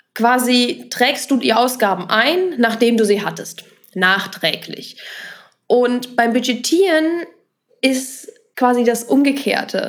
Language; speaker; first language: German; native; German